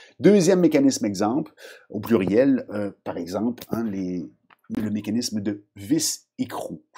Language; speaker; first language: French; native; French